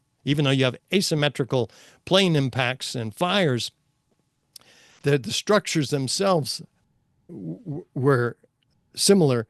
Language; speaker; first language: English; native; English